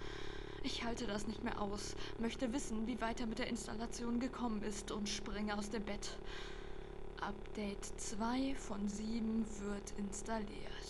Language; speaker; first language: German; native; German